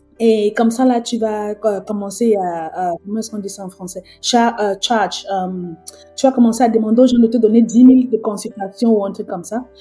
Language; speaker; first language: French; native; French